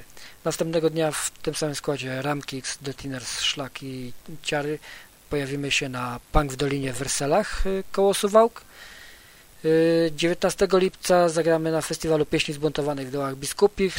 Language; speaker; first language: Polish; native; Polish